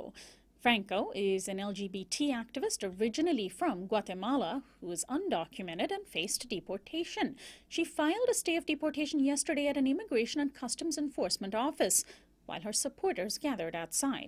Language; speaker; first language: English; native; English